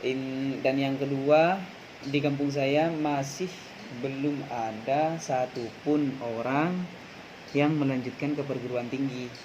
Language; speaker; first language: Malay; non-native, local second language; Madurese